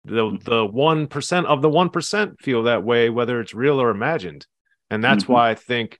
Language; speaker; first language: English; native; English